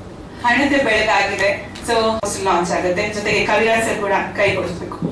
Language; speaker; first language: Kannada; native; Kannada